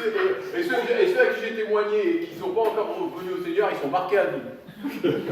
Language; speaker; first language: French; native; French